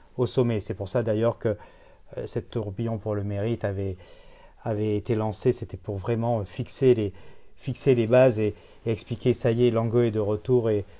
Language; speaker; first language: French; native; French